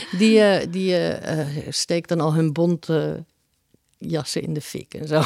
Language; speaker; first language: Dutch; early bilingual, other home language; Spanish